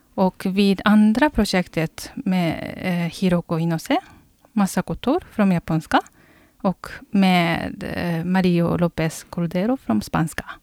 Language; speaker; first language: Swedish; non-native, fluent; Japanese